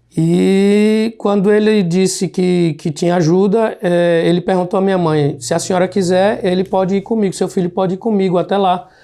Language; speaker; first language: Portuguese; native; Portuguese